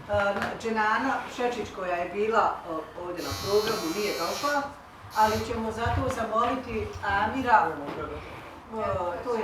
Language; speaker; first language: Bosnian; native; Bosnian